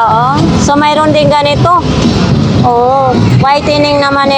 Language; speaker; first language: Filipino; native; Filipino